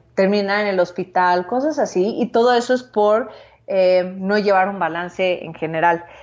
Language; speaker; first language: Spanish; native; Spanish